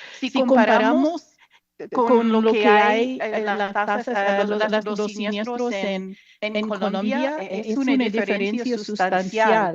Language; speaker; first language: Spanish; non-native, fluent; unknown